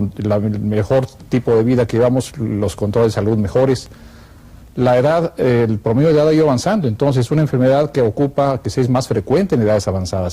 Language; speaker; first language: Spanish; native; Spanish